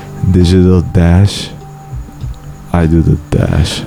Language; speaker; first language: English; early bilingual, other home language; Polish